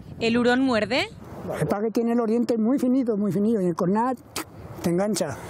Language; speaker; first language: Spanish; native; Spanish